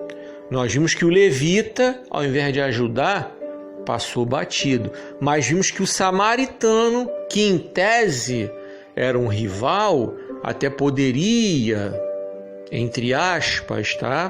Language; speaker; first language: Portuguese; native; Portuguese